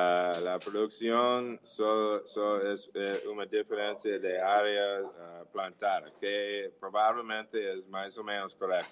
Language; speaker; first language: Portuguese; non-native, learner; English